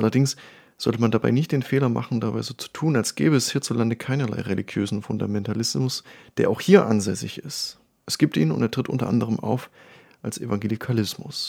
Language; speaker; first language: German; native; German